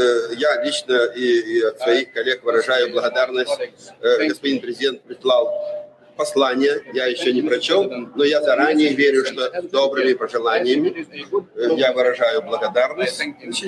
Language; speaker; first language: Russian; native; Russian